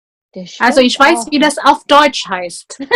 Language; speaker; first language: German; non-native, fluent; Indonesian